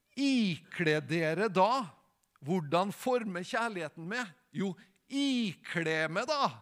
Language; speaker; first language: Norwegian; native; Norwegian